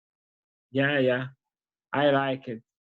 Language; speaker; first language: English; non-native, learner; Portuguese